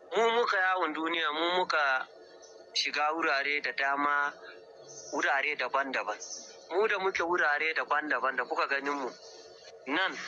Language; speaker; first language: Hausa; non-native, local second language; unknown